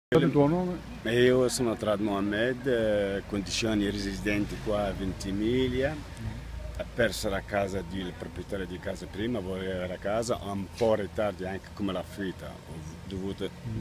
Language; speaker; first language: Italian; non-native, learner; Arabic